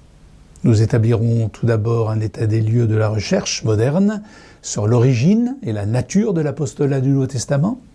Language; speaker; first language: French; native; French